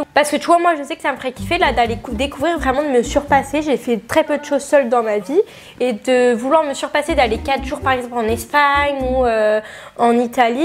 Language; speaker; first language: French; native; French